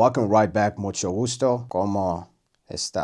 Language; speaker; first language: Spanish; non-native, learner; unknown